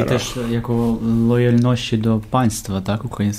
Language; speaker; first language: Polish; non-native, fluent; Ukrainian